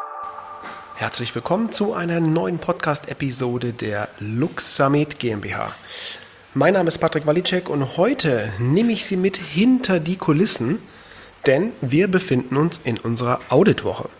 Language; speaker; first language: German; native; German